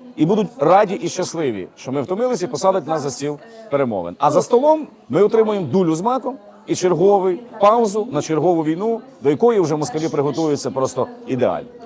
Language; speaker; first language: Ukrainian; native; Ukrainian